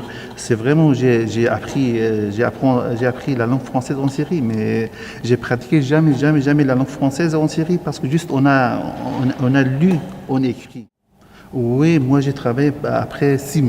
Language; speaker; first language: French; non-native, learner; Arabic